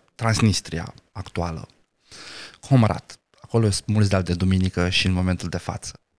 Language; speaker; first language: Romanian; non-native, local second language; Romany